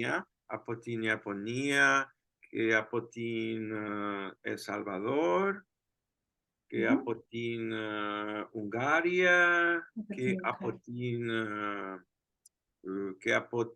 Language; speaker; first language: Greek; non-native, learner; Spanish